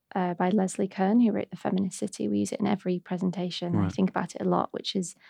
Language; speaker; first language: English; native; English